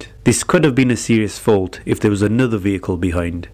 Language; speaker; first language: English; native; English